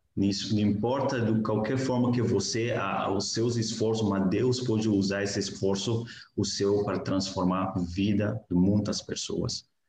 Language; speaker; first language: Portuguese; non-native, fluent; Hausa